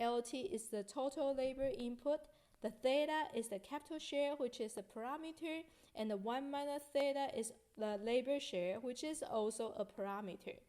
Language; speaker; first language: English; non-native, fluent; Chinese